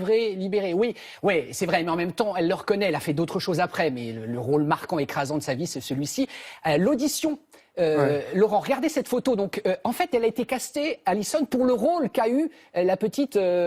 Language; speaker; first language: French; native; French